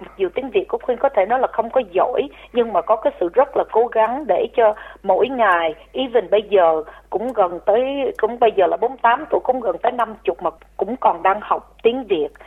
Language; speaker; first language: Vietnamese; early bilingual, heritage; Vietnamese